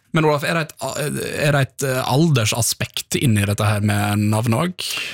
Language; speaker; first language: Norwegian; native; Norwegian